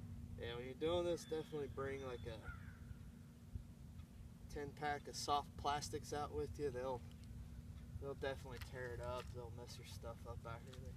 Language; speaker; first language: English; native; English